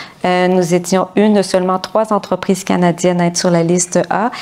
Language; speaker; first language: French; native; French